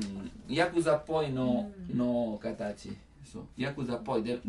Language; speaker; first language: Japanese; non-native, learner; Italian